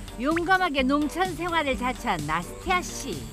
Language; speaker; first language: Korean; native; Korean